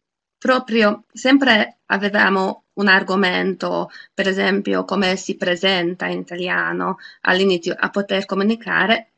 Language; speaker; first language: Italian; non-native, fluent; Hungarian